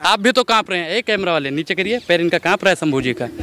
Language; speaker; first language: Hindi; native; Hindi